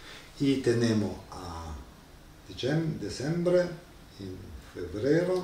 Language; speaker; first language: Spanish; non-native, learner; Italian